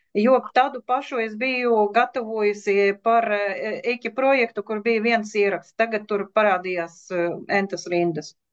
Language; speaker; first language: Latvian; non-native, local second language; Russian